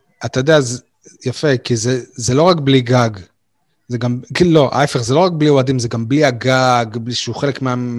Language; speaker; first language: Hebrew; native; Hebrew